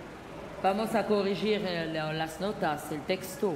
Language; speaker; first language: Spanish; non-native, learner; French